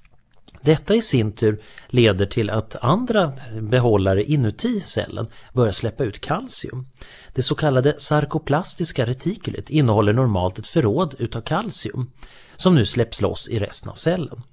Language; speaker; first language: Swedish; native; Swedish